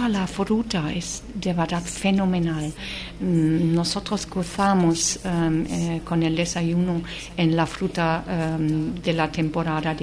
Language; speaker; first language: Spanish; non-native, fluent; German